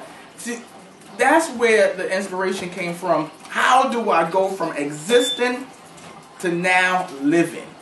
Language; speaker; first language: English; native; English